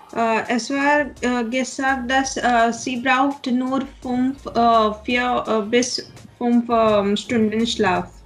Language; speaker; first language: German; non-native, learner; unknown